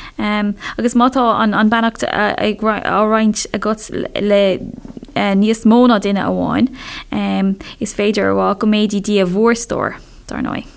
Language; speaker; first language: Irish; non-native, local second language; English